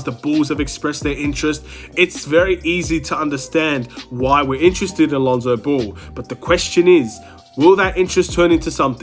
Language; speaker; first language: English; native; English